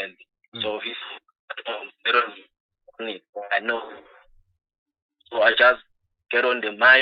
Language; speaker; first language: English; non-native, local second language; Swati